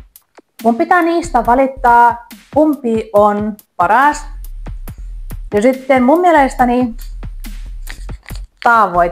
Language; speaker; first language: Finnish; non-native, learner; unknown